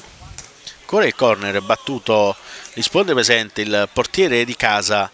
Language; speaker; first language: Italian; native; Italian